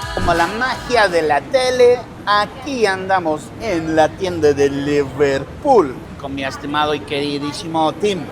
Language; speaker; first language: Spanish; non-native, fluent; English